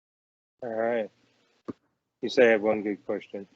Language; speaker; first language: English; native; English